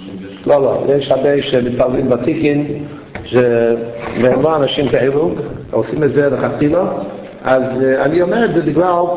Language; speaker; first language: Hebrew; non-native, fluent; English